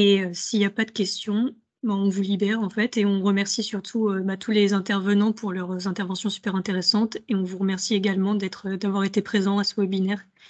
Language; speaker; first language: French; native; French